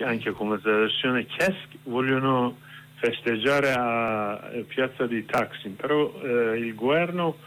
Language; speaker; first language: Italian; non-native, learner; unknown